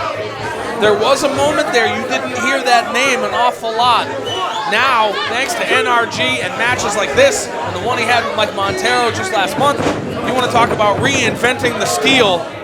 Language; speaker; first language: English; native; English